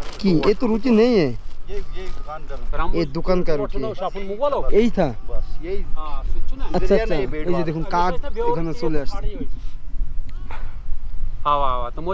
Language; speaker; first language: Hindi; non-native, learner; Bangla